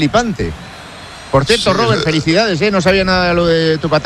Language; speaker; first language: Spanish; native; Spanish